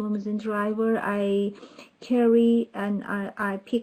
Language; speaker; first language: English; non-native, learner; Turkish